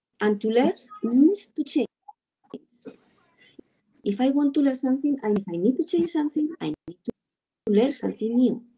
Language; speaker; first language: English; non-native, learner; Spanish